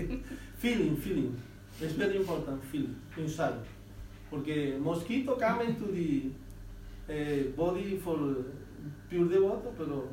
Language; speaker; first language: English; non-native, learner; Spanish